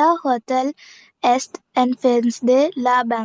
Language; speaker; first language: French; non-native, learner; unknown